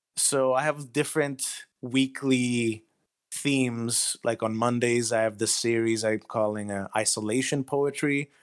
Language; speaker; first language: English; non-native, fluent; Greek